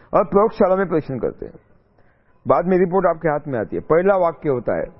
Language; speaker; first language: Hindi; non-native, local second language; Marathi